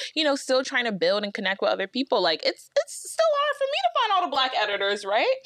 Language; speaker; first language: English; early bilingual, other home language; Akan